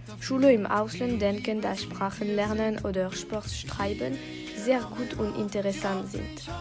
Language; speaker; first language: German; non-native, learner; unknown